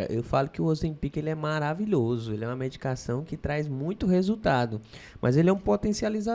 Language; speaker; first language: Portuguese; native; Portuguese